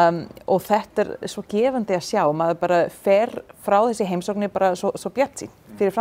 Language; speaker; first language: Icelandic; non-native, fluent; English